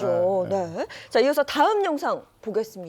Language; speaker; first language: Korean; native; Korean